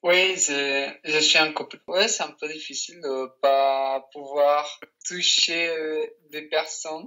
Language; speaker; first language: French; non-native, fluent; Spanish